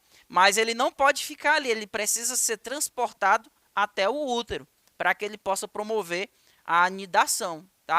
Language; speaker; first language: Portuguese; native; Portuguese